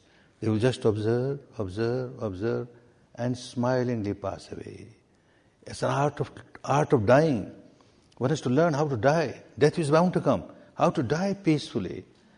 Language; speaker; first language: English; non-native, fluent; Burmese